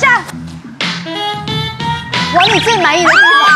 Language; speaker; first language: Chinese; native; Chinese